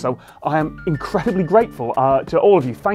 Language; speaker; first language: English; native; English